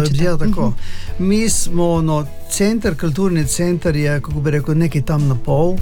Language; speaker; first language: Slovenian; early bilingual, other home language; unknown